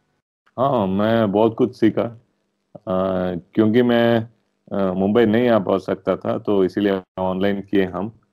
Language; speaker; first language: Hindi; non-native, local second language; Telugu